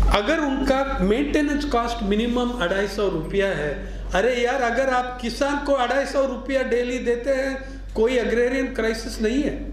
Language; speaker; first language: Hindi; non-native, local second language; Telugu